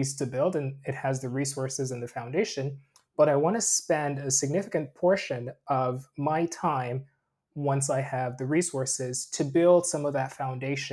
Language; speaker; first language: English; non-native, local second language; Krio